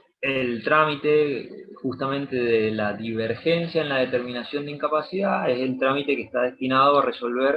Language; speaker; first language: Spanish; native; Spanish